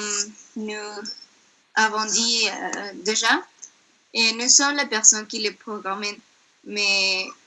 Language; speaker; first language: French; non-native, learner; Spanish